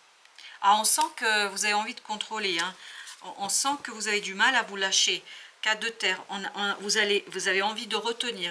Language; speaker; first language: French; native; French